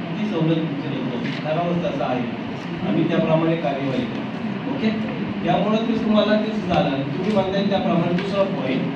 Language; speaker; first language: Marathi; native; Marathi